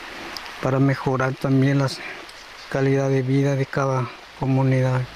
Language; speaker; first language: Spanish; non-native, local second language; Guarani